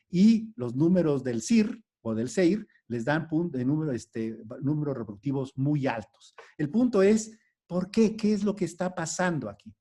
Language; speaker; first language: Spanish; native; Spanish